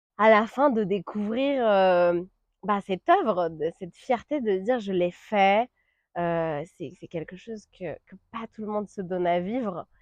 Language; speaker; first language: French; non-native, fluent; Spanish